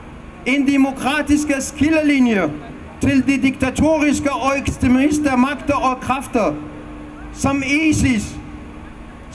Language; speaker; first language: Danish; non-native, fluent; Kurdish